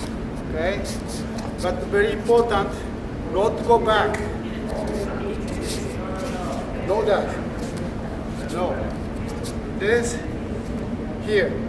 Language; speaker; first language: English; non-native, learner; Spanish